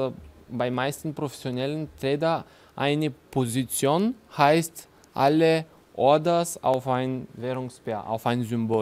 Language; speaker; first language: German; non-native, fluent; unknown